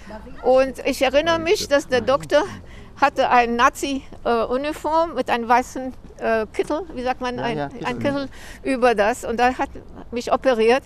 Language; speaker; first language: German; early bilingual, heritage; German